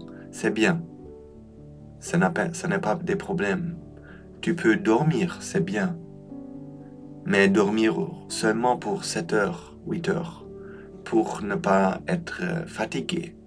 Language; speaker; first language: French; non-native, fluent; German